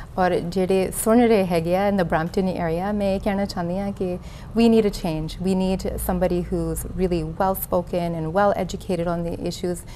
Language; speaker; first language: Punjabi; early bilingual, heritage; Punjabi